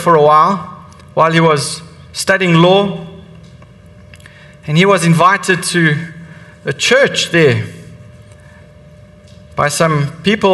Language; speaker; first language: English; native; English